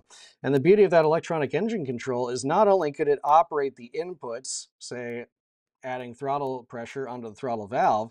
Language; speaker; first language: English; native; English